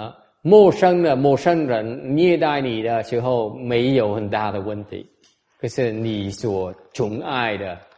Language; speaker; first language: Chinese; non-native, fluent; Vietnamese